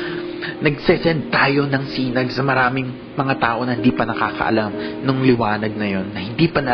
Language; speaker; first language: Filipino; native; Filipino